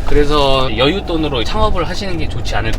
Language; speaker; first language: Korean; native; Korean